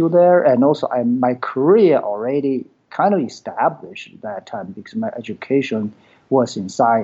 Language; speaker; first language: English; non-native, fluent; Chinese